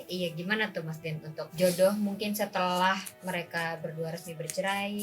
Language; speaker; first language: Indonesian; native; Indonesian